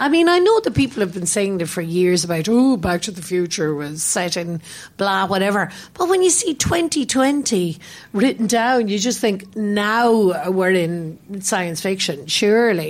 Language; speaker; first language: English; native; English